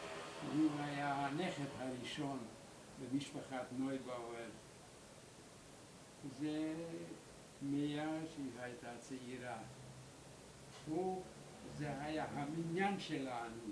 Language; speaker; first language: Hebrew; non-native, learner; German